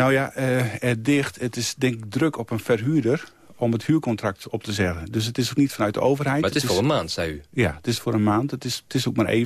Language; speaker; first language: Dutch; native; Dutch